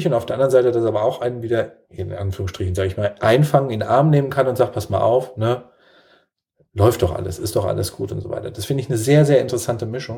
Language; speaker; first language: German; native; German